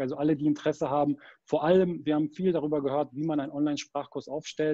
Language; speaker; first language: German; native; German